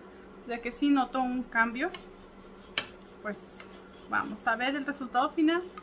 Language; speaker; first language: Spanish; native; Spanish